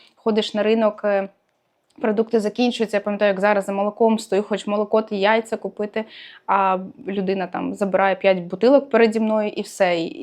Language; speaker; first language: Ukrainian; native; Ukrainian